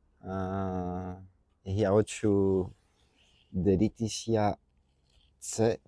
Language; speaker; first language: Ukrainian; non-native, learner; French